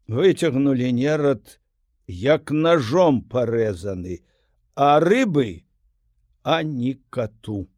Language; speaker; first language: Belarusian; native; Belarusian